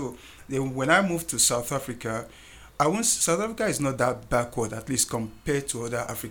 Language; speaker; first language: English; non-native, local second language; Yoruba